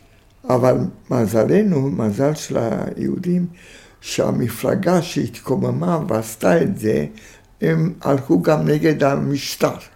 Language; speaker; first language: Hebrew; non-native, fluent; Romanian